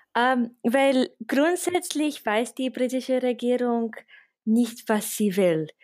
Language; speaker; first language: German; non-native, fluent; English